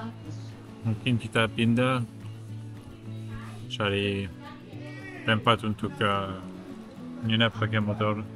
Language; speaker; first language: Indonesian; non-native, learner; French